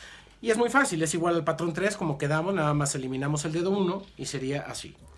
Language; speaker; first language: Spanish; native; Spanish